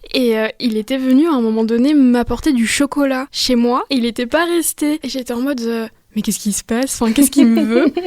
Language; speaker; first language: French; native; French